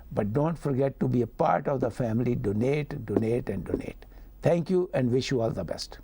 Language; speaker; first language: English; non-native, local second language; Urdu